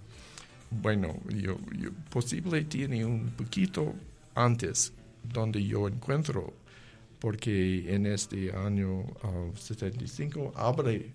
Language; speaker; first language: Spanish; non-native, learner; English